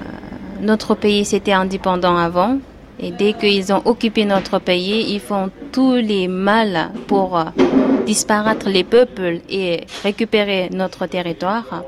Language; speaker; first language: French; non-native, fluent; Uyghur